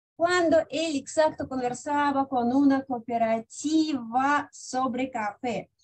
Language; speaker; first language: Spanish; non-native, fluent; Russian